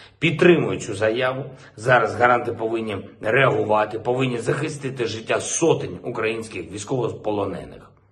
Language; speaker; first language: Ukrainian; non-native, local second language; Russian